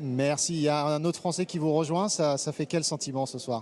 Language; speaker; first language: French; native; French